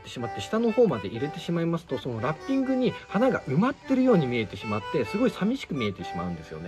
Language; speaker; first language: Japanese; native; Japanese